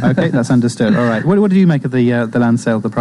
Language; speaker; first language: English; native; English